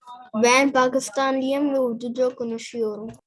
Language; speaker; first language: Turkish; non-native, learner; Urdu